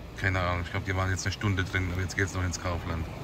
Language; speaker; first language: German; native; German